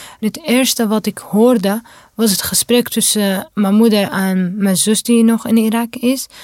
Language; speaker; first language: Dutch; non-native, fluent; Kurdish